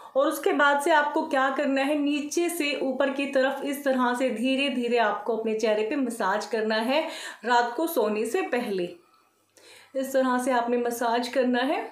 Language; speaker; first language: Hindi; native; Hindi